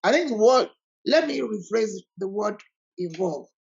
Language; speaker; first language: English; non-native, local second language; Yoruba